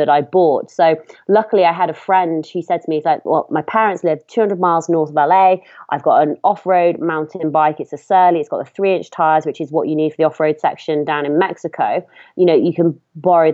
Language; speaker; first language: English; native; English